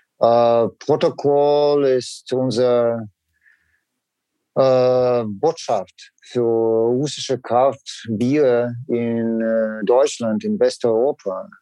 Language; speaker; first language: German; non-native, learner; Russian